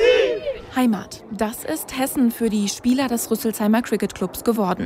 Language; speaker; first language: German; native; German